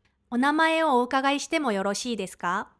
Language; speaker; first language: Japanese; non-native, fluent; Korean